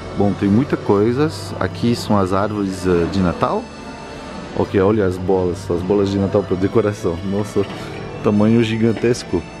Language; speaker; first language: Portuguese; native; Portuguese